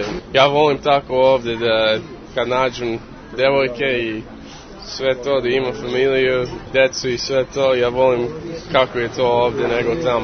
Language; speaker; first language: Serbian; early bilingual, heritage; English